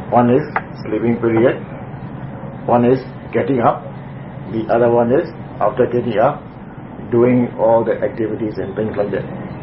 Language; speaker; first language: English; non-native, fluent; Burmese